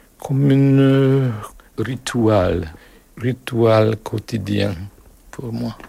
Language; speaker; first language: French; non-native, learner; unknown